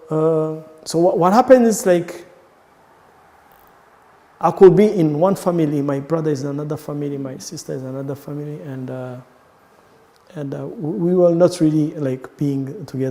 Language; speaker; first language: English; non-native, local second language; Kinyarwanda